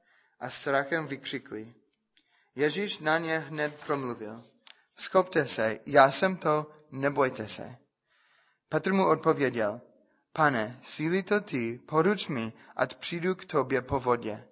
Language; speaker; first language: Czech; non-native, fluent; English